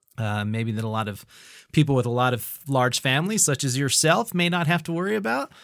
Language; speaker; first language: English; native; English